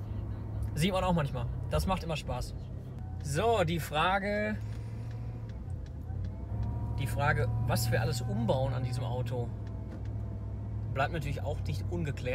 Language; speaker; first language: German; native; German